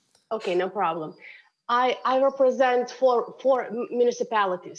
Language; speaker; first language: English; non-native, fluent; Lithuanian